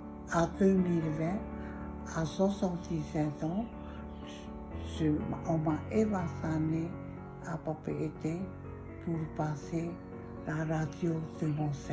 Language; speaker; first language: French; non-native, local second language; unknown